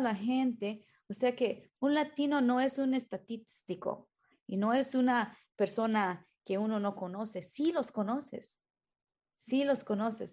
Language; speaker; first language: Spanish; early bilingual, heritage; Spanish